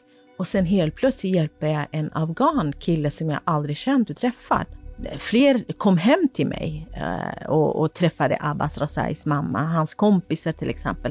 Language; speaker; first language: Swedish; non-native, fluent; Kurdish